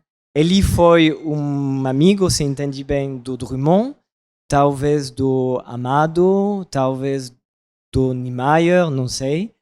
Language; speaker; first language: Portuguese; non-native, learner; French